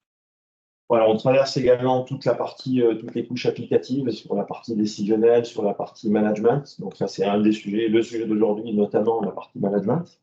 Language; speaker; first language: French; native; French